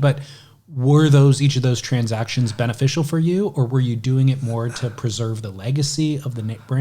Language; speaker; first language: English; native; English